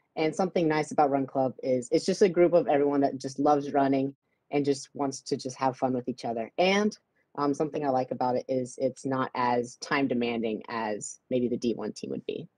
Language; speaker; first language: English; native; English